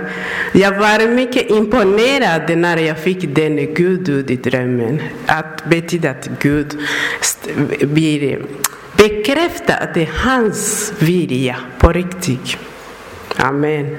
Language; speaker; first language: Swedish; non-native, learner; Persian